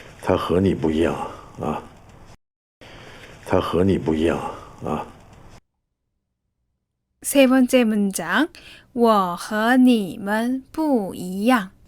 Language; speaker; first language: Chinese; non-native, fluent; Korean